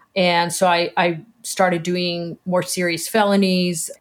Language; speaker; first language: English; early bilingual, other home language; Hebrew